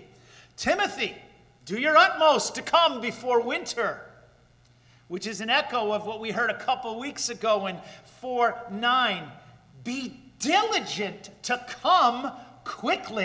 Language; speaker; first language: English; native; English